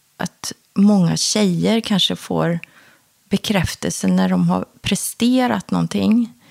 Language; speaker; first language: Swedish; native; Swedish